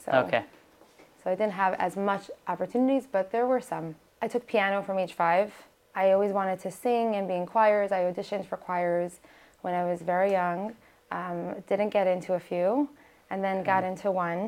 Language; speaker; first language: English; native; English